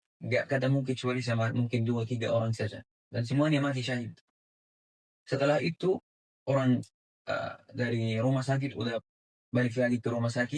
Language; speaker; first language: Indonesian; non-native, fluent; Arabic